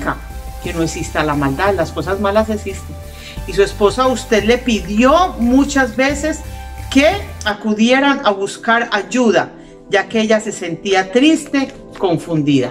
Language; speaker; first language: Spanish; native; Spanish